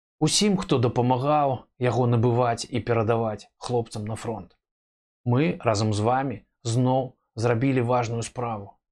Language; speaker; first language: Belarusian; native; Belarusian